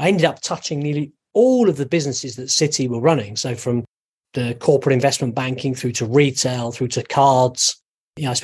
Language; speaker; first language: English; native; English